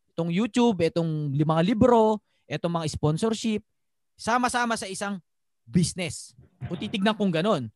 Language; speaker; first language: Filipino; native; Filipino